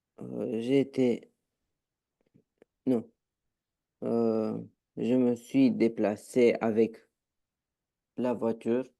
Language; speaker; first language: French; non-native, learner; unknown